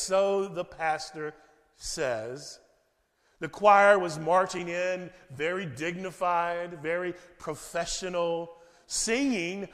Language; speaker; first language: English; native; English